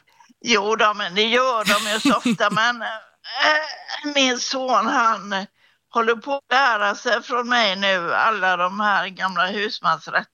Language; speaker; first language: Swedish; native; Swedish